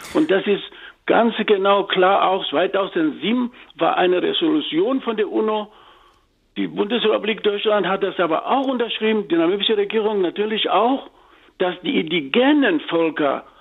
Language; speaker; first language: German; non-native, fluent; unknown